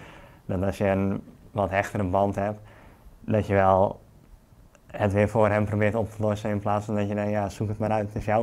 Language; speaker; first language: Dutch; native; Dutch